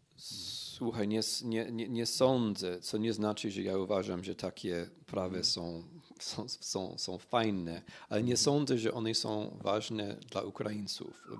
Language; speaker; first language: Polish; non-native, fluent; English